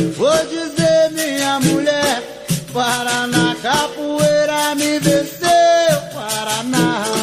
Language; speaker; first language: Portuguese; native; Portuguese